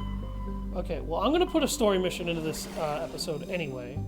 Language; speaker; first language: English; native; English